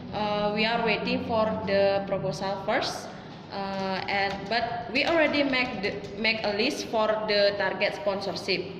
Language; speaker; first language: English; non-native, learner; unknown